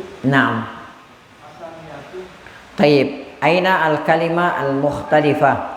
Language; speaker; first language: Arabic; non-native, fluent; Indonesian